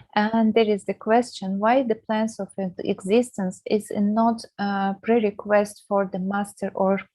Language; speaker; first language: English; non-native, fluent; Russian